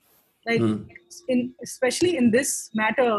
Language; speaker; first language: English; non-native, local second language; Hindi